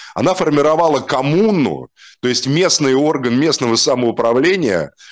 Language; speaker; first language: Russian; native; Russian